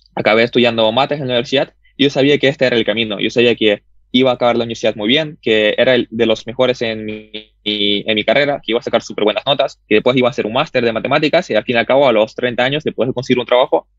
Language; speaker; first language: Spanish; early bilingual, other home language; Russian